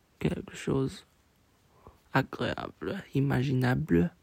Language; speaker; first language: French; non-native, learner; Chinese